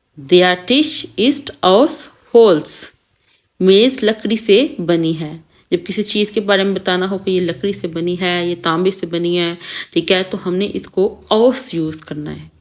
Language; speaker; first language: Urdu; native; Urdu